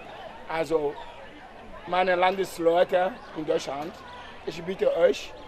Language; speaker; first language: German; non-native, learner; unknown